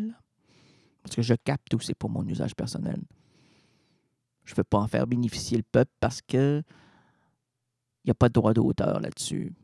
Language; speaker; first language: French; native; French